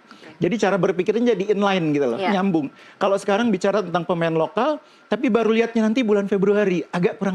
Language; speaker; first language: Indonesian; native; Indonesian